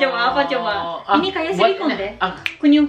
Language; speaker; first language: Indonesian; non-native, fluent; Japanese